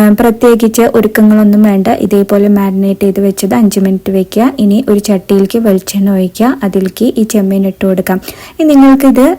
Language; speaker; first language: Malayalam; native; Malayalam